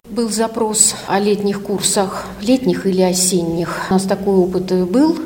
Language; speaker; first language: Russian; native; Russian